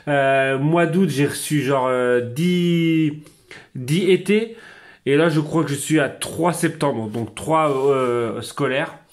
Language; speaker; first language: French; native; French